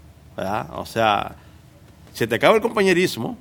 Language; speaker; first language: Spanish; native; Spanish